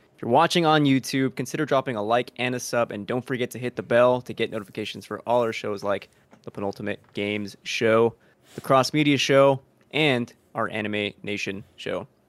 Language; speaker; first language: English; early bilingual, other home language; Spanish